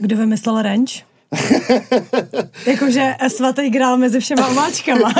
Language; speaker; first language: Czech; native; Czech